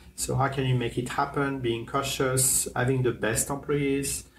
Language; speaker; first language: English; non-native, fluent; French